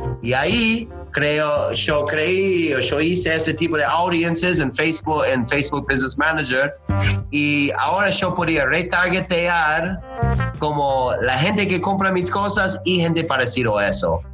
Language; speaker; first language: Spanish; non-native, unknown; English